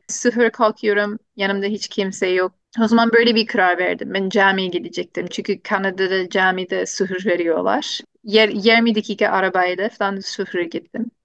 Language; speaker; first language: Turkish; non-native, fluent; English